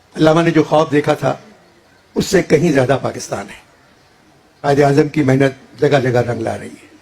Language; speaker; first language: Urdu; native; Urdu